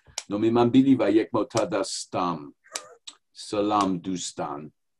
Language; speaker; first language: Persian; non-native, learner; English